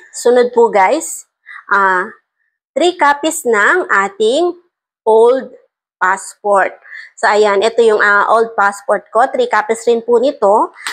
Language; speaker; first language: Filipino; native; Filipino